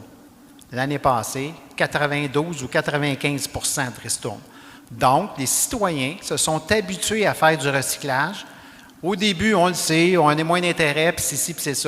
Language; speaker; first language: French; native; French